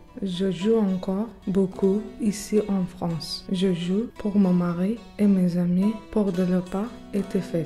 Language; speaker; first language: French; non-native, learner; Kurdish